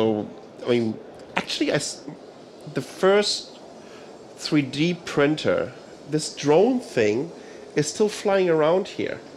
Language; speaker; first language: English; non-native, fluent; German